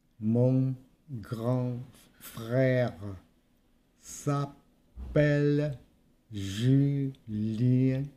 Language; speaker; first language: French; non-native, fluent; Vietnamese